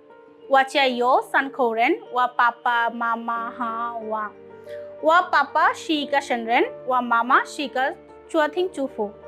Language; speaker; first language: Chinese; non-native, learner; Bangla